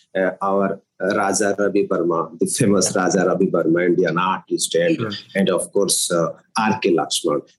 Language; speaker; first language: English; non-native, local second language; Odia